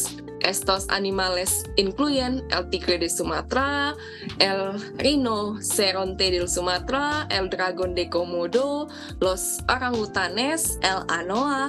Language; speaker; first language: Spanish; non-native, learner; Indonesian